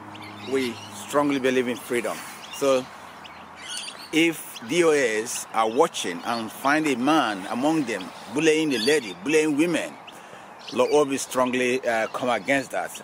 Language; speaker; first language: English; non-native, local second language; Igbo